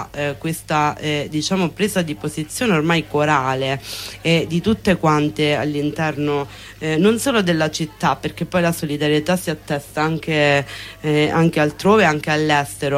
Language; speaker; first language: Italian; native; Italian